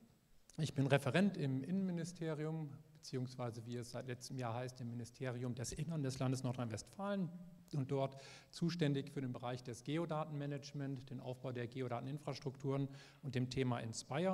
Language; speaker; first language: German; native; German